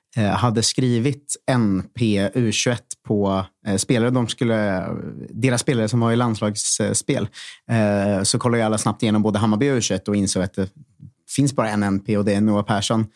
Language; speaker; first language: Swedish; native; Swedish